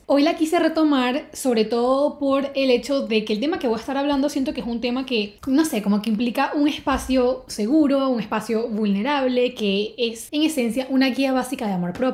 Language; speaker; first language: Spanish; native; Spanish